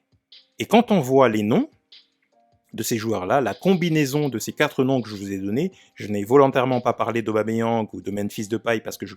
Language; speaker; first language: French; native; French